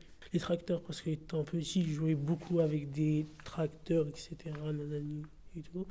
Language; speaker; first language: French; early bilingual, other home language; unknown